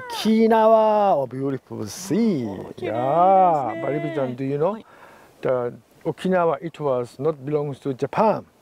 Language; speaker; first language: English; non-native, learner; Japanese